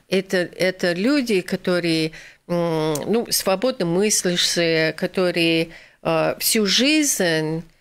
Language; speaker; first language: Russian; non-native, fluent; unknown